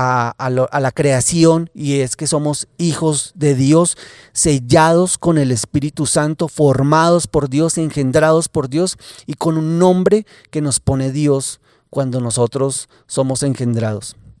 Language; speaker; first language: Spanish; native; Spanish